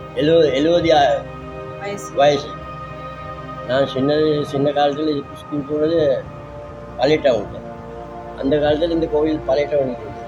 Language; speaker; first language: Tamil; non-native, local second language; Sinhala